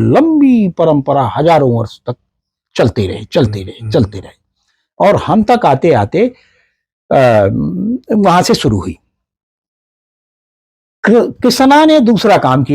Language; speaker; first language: Hindi; native; Hindi